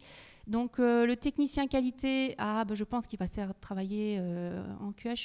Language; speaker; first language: French; native; French